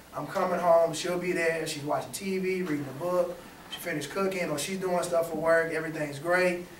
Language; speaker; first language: English; native; English